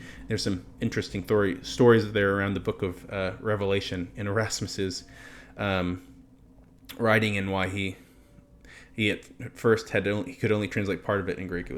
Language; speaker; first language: English; native; English